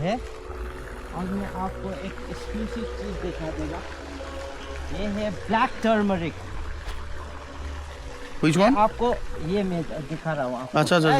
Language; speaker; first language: Hindi; non-native, local second language; Nepali